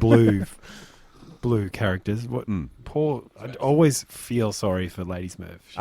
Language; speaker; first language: English; native; English